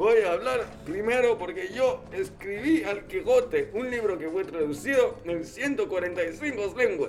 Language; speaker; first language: Spanish; non-native, learner; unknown